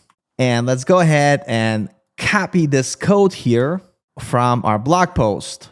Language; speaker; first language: English; native; English